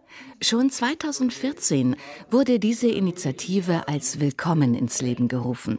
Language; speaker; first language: German; native; German